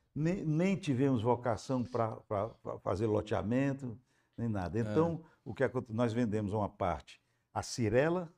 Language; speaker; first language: Portuguese; native; Portuguese